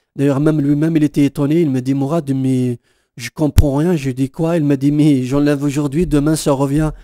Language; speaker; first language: French; non-native, local second language; Kabyle